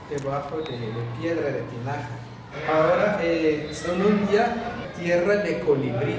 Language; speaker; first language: Spanish; non-native, local second language; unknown